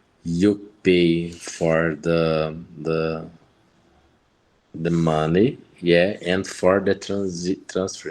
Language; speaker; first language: English; non-native, learner; Portuguese